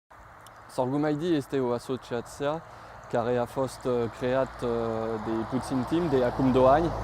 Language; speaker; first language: Romanian; non-native, fluent; French